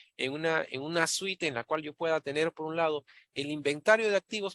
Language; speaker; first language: Spanish; native; Spanish